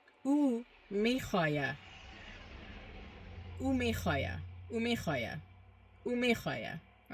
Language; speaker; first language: Persian; early bilingual, heritage; Persian